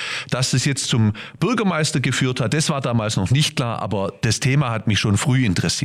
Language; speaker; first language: German; native; German